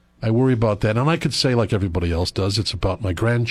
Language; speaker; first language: English; native; English